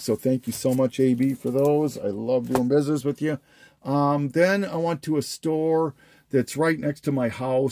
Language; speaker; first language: English; native; English